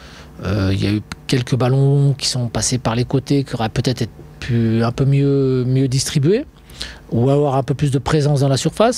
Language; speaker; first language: French; native; French